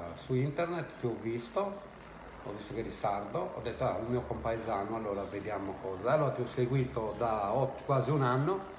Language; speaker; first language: Italian; native; Italian